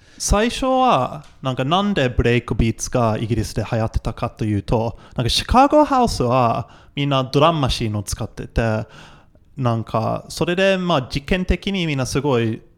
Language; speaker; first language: Japanese; non-native, fluent; English